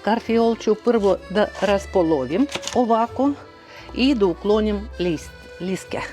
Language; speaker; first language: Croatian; non-native, fluent; Russian